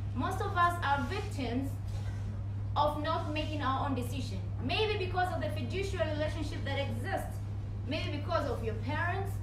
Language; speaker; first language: English; non-native, local second language; Swahili